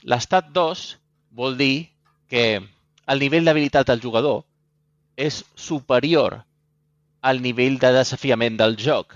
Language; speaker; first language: Catalan; native; Catalan